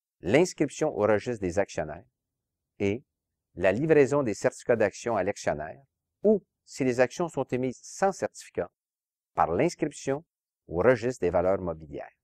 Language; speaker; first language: French; native; French